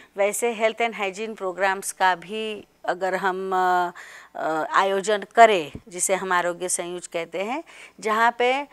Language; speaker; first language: Hindi; non-native, local second language; Marathi